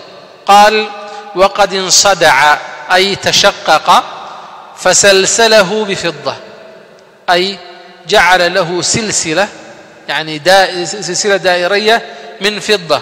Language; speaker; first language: Arabic; non-native, fluent; Somali